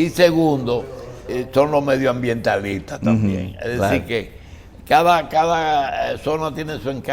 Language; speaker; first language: Spanish; native; Spanish